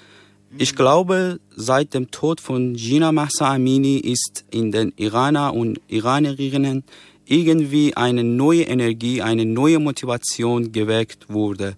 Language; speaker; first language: German; non-native, fluent; Persian